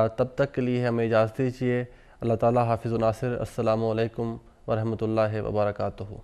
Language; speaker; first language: Urdu; native; Urdu